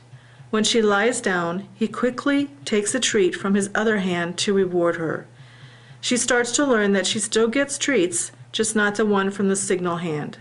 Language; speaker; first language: English; native; English